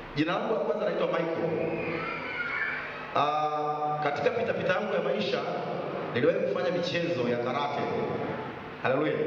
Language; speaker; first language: Swahili; native; Swahili